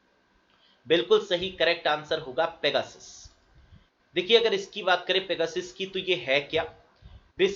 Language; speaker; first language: Hindi; native; Hindi